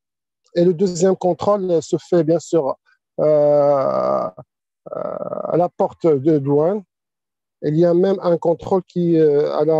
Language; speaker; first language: French; non-native, local second language; Arabic